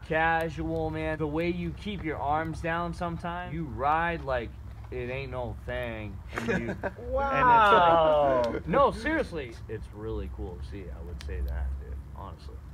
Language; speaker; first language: English; native; English